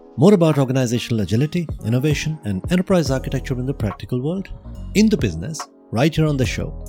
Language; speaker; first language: English; non-native, local second language; Gujarati